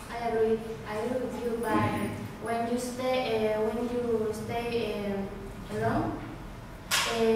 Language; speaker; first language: English; non-native, learner; Spanish